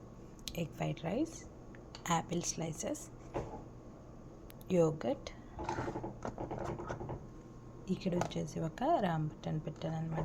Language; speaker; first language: Telugu; native; Telugu